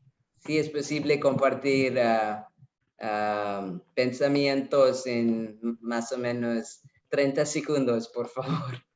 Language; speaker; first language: Spanish; non-native, fluent; English